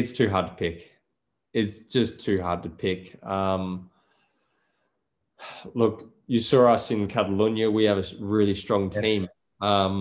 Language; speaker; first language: English; native; English